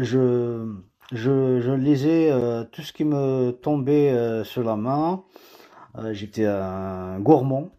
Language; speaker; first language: French; non-native, local second language; Kabyle